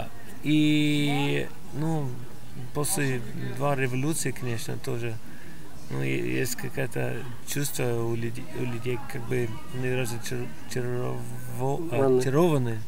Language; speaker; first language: Russian; non-native, fluent; English